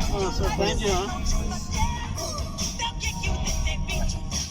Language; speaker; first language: English; non-native, learner; Malayalam